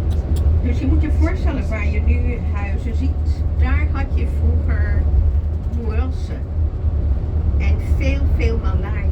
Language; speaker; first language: Dutch; non-native, fluent; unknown